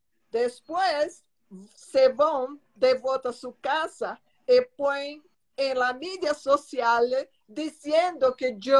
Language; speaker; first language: Spanish; non-native, learner; Portuguese